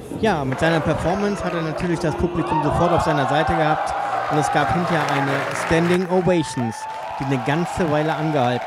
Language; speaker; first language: German; native; German